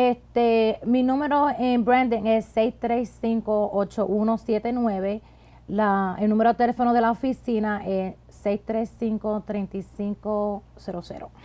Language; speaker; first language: Spanish; early bilingual, heritage; Spanish